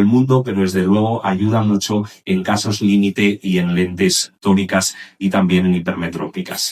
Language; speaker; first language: Spanish; native; Spanish